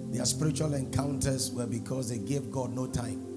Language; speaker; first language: English; non-native, local second language; Akan